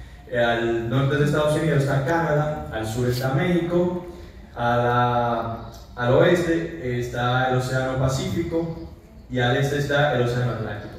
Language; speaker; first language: Spanish; early bilingual, heritage; Spanish